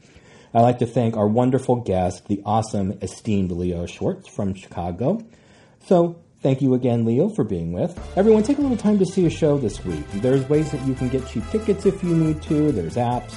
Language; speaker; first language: English; native; English